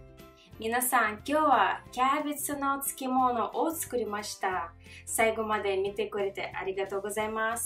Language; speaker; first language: Japanese; non-native, fluent; Russian